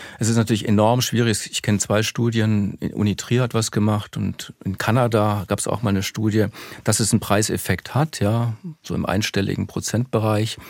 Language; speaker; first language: German; native; German